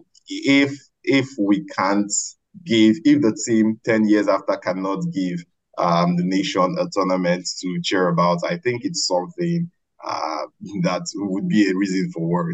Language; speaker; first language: English; non-native, local second language; Igbo